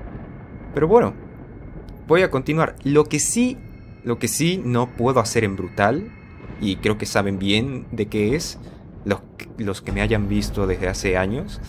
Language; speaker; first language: Spanish; native; Spanish